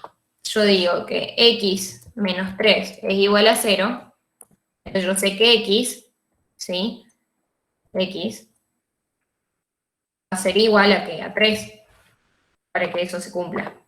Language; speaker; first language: Spanish; native; Spanish